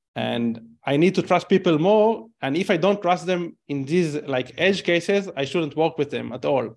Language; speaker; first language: English; non-native, fluent; Hebrew